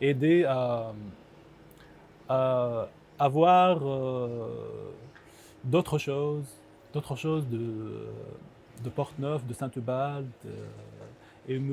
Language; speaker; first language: French; non-native, local second language; Arabic